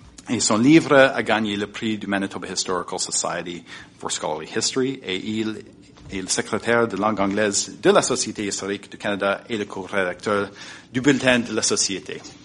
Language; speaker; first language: French; non-native, fluent; English